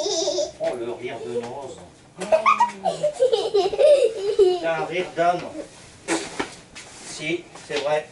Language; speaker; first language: French; native; French